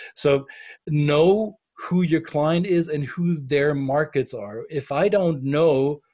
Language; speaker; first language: English; non-native, fluent; German